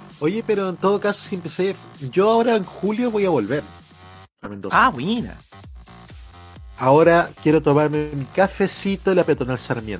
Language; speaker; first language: Spanish; native; Spanish